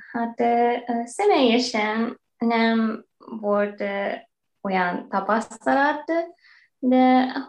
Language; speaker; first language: Hungarian; non-native, fluent; Japanese